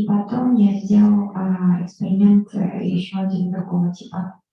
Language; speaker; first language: Russian; native; Russian